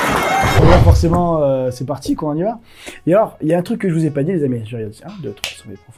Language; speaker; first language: French; native; French